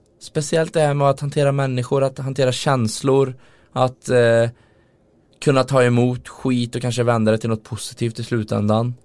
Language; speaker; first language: Swedish; native; Swedish